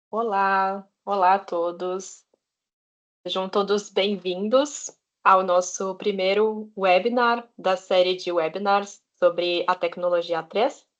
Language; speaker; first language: Portuguese; native; Portuguese